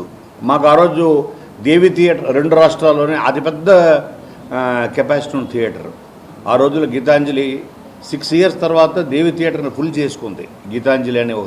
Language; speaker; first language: Telugu; native; Telugu